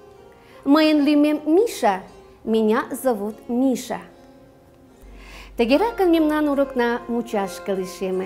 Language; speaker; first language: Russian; non-native, local second language; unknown